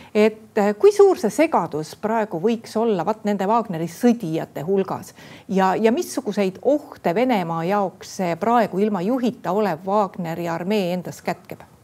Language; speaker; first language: Estonian; native; Estonian